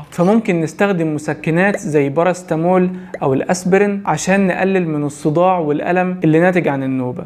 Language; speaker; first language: Arabic; native; Arabic